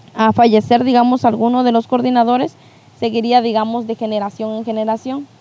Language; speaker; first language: Spanish; native; Spanish